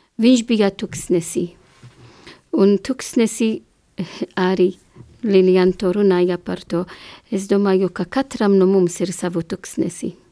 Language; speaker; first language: Latvian; non-native, learner; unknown